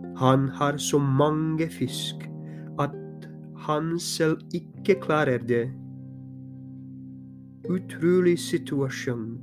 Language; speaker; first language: Norwegian; non-native, fluent; Polish